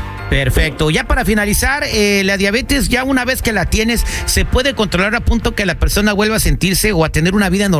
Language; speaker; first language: Spanish; native; Spanish